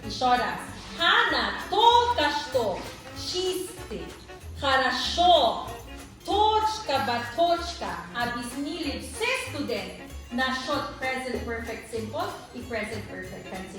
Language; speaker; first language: Russian; non-native, local second language; Tajik